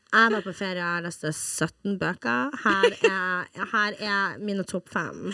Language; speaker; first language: Norwegian; non-native, fluent; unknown